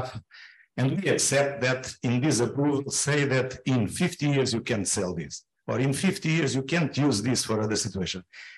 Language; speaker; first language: English; non-native, fluent; Portuguese